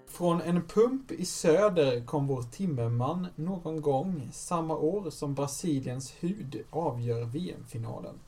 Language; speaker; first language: Swedish; native; Swedish